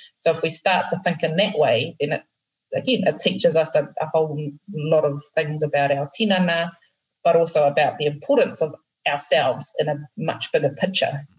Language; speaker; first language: English; native; English